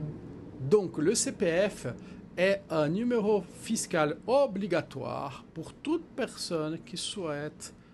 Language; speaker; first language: French; non-native, fluent; Portuguese